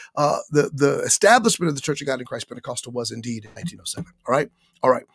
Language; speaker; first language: English; native; English